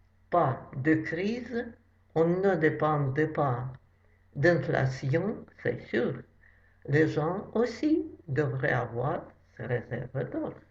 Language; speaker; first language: French; non-native, fluent; Russian